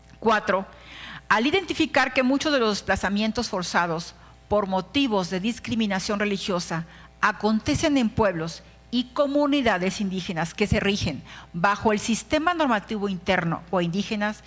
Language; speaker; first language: Spanish; native; Spanish